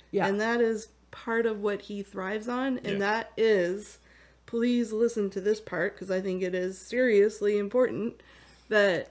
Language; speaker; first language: English; native; English